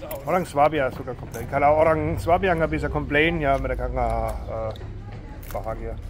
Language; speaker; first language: Indonesian; non-native, learner; German